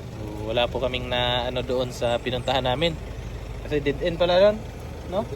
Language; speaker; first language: Filipino; non-native, local second language; Cebuano